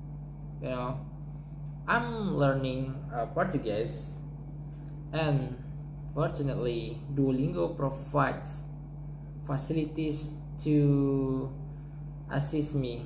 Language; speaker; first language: English; non-native, learner; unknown